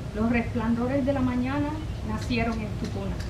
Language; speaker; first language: Spanish; early bilingual, heritage; Spanish